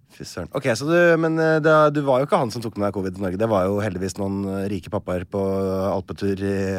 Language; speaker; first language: Norwegian; native; Norwegian